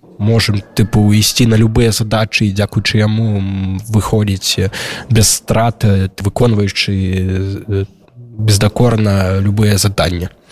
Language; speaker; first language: Belarusian; native; Belarusian